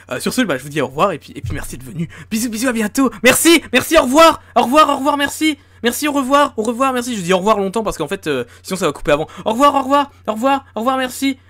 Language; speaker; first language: French; native; French